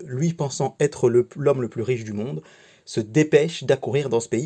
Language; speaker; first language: French; native; French